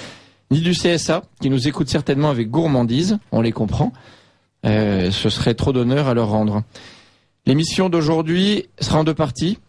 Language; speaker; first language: French; native; French